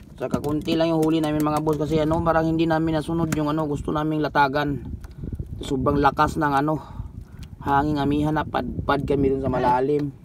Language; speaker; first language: Filipino; non-native, local second language; Cebuano